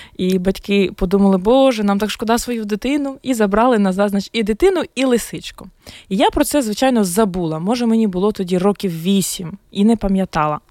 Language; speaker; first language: Ukrainian; non-native, local second language; Russian